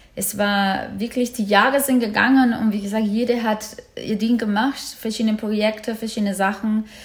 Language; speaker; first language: German; non-native, fluent; Spanish